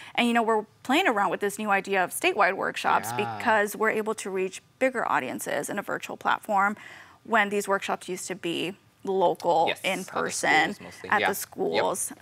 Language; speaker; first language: English; native; English